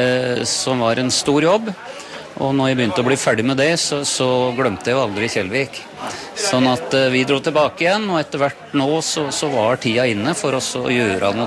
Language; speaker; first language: Norwegian; native; Norwegian